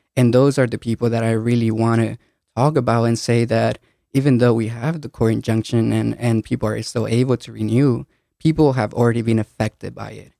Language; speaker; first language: English; early bilingual, other home language; Spanish